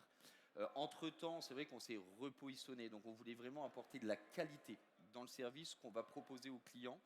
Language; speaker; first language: French; native; French